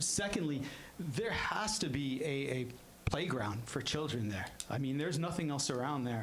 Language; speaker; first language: English; native; English